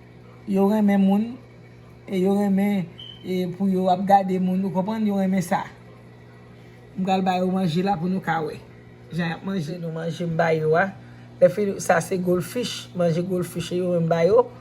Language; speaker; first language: French; non-native, learner; Haitian Creole